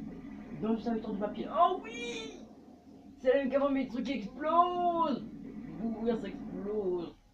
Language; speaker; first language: French; native; French